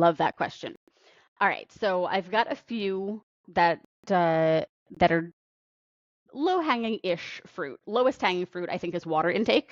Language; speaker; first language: English; native; English